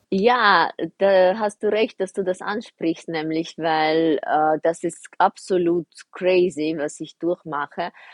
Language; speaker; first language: German; non-native, fluent; Russian